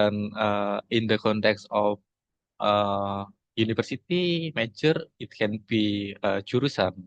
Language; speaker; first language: English; non-native, learner; Indonesian